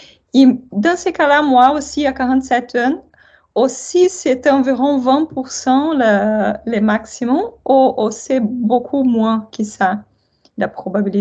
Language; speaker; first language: French; non-native, fluent; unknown